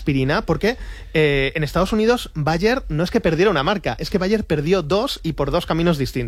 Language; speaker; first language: Spanish; native; Spanish